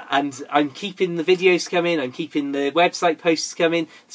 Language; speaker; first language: English; native; English